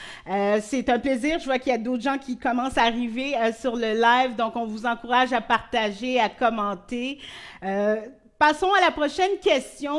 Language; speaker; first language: French; native; French